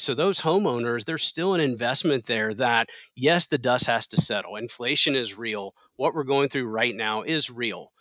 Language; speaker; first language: English; native; English